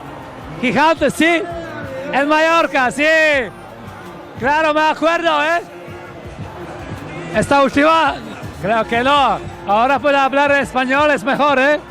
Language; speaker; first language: Spanish; non-native, learner; Polish